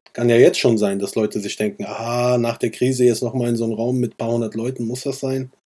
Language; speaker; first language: German; early bilingual, other home language; Persian